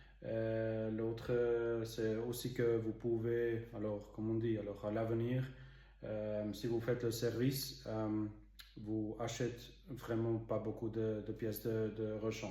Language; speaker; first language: French; non-native, local second language; German